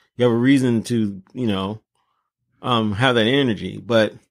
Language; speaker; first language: English; native; English